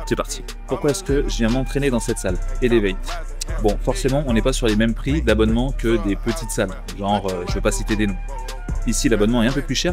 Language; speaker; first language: French; native; French